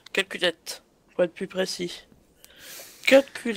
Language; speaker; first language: French; native; French